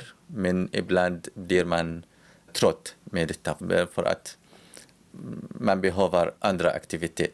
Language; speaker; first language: Swedish; non-native, learner; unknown